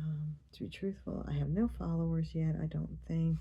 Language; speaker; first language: English; native; English